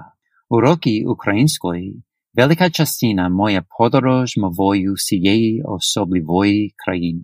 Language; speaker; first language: Ukrainian; non-native, learner; English